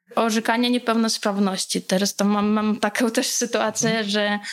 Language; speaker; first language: Polish; non-native, fluent; Russian